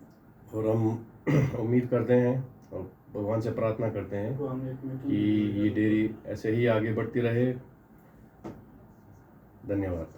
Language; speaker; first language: Hindi; native; Hindi